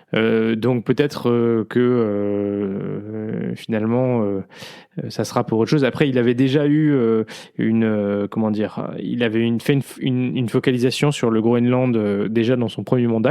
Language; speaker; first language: French; native; French